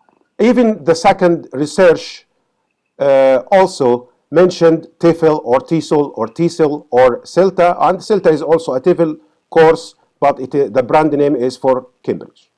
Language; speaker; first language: English; non-native, fluent; Arabic